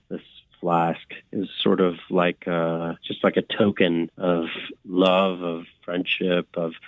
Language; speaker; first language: English; native; English